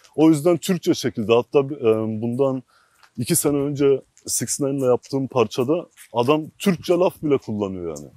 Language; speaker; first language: Turkish; early bilingual, heritage; Turkish